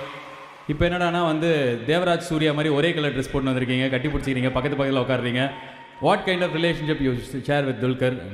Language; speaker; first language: Tamil; native; Tamil